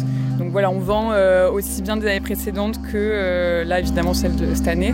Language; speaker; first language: French; native; French